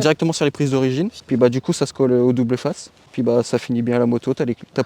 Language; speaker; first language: French; native; French